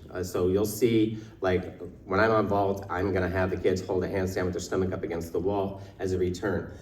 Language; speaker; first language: English; native; English